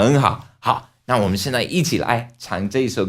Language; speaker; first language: Chinese; non-native, fluent; English